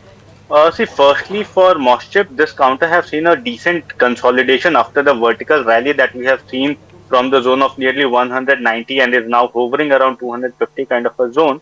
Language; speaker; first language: English; non-native, local second language; Hindi